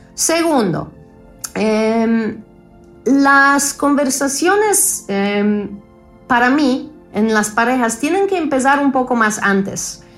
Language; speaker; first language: Spanish; non-native, fluent; Polish